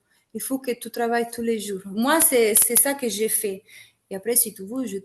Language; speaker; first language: French; non-native, fluent; Italian